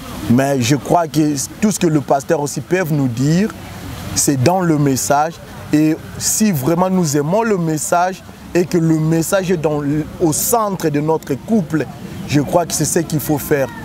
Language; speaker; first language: French; non-native, local second language; Lingala